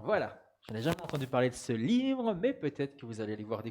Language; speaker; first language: French; native; French